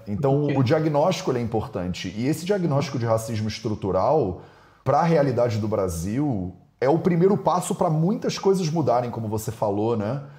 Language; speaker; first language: Portuguese; native; Portuguese